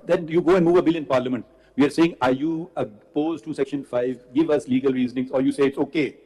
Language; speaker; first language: English; non-native, local second language; Urdu